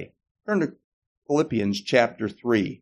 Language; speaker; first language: English; native; English